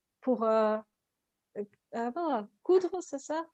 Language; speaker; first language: French; non-native, learner; Dutch